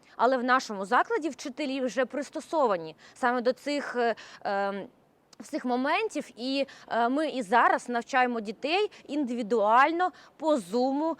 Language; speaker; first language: Ukrainian; native; Ukrainian